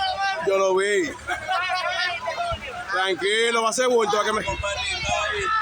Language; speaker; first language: Spanish; non-native, fluent; Haitian Creole